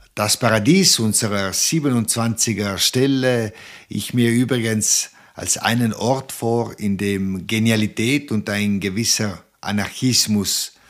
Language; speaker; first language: German; non-native, local second language; Ladin